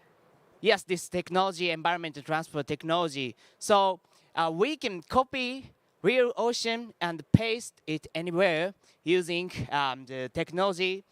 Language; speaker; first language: English; non-native, learner; Japanese